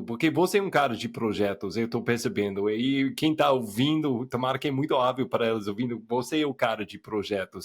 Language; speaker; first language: Portuguese; non-native, fluent; English